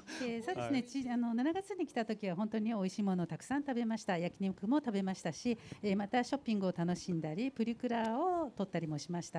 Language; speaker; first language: Japanese; non-native, fluent; Korean